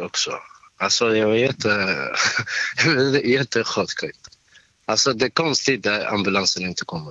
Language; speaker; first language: Swedish; non-native, learner; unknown